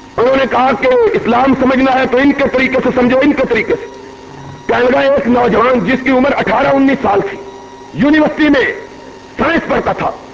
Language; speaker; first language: Urdu; non-native, local second language; Punjabi